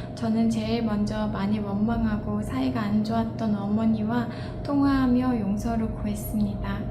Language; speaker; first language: Korean; non-native, fluent; Mongolian